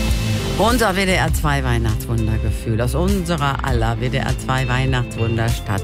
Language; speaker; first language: German; native; German